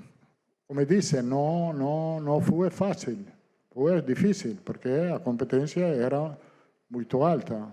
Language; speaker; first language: Portuguese; non-native, fluent; Italian